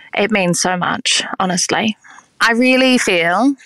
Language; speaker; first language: English; native; English